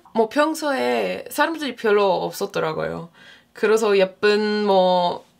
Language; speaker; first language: Korean; non-native, fluent; English